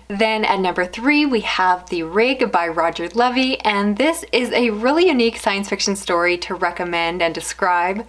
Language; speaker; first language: English; native; English